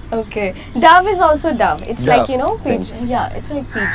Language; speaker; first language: English; non-native, local second language; Hindi